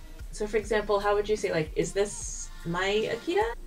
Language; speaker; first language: English; native; English